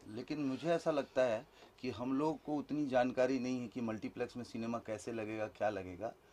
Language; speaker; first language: Hindi; native; Hindi